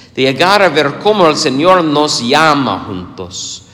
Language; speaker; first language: Spanish; non-native, fluent; English